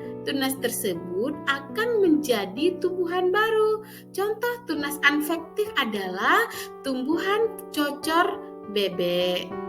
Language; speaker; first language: Indonesian; native; Indonesian